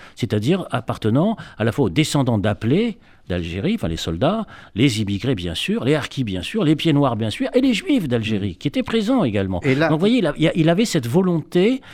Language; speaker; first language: French; native; French